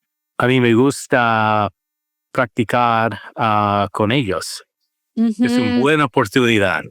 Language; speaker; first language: Spanish; non-native, learner; English